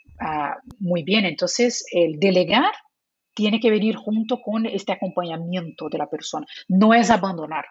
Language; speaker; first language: Spanish; non-native, fluent; Portuguese